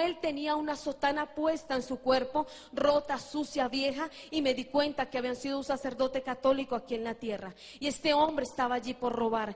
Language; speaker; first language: Spanish; native; Spanish